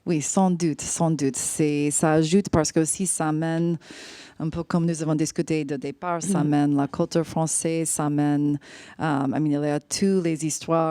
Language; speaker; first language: French; non-native, fluent; English